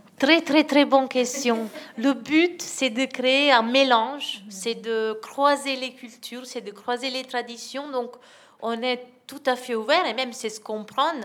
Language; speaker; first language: French; non-native, fluent; Italian